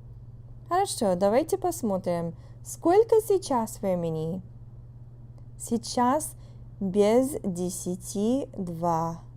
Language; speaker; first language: Russian; non-native, fluent; English